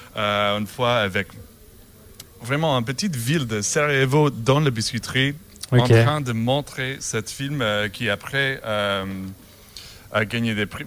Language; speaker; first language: French; non-native, learner; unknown